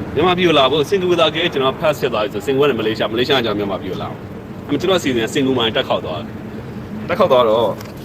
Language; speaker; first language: Burmese; native; Burmese